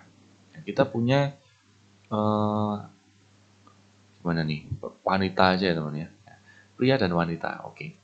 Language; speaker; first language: Indonesian; native; Indonesian